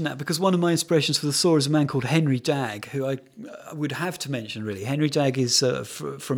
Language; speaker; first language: English; native; English